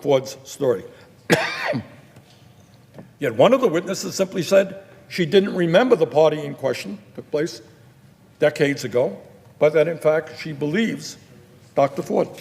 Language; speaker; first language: English; native; English